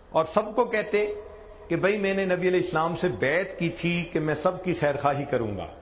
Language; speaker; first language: Urdu; non-native, local second language; Punjabi